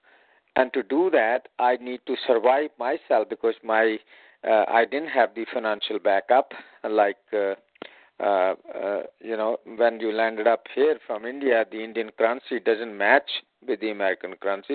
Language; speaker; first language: English; non-native, local second language; Punjabi